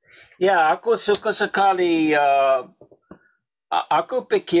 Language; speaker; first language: Indonesian; non-native, learner; English